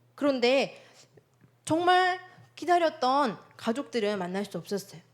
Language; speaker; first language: Korean; native; Korean